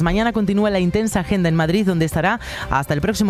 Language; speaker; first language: Spanish; native; Spanish